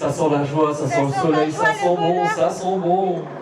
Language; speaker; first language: French; native; French